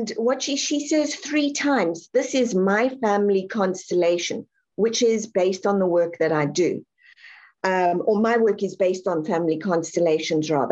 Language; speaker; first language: English; native; English